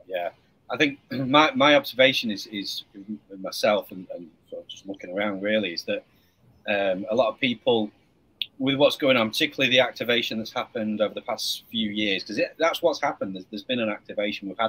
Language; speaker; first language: English; native; English